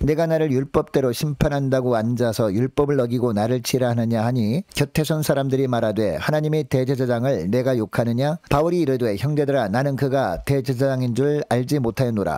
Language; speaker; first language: Korean; native; Korean